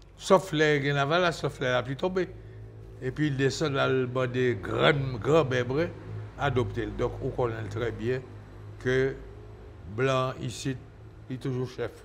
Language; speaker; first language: French; native; French